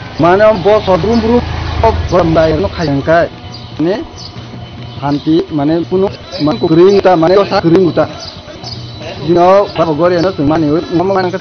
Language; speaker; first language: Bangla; non-native, local second language; Kok Borok